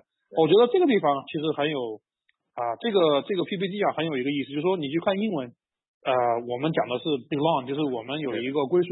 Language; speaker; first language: Chinese; native; Chinese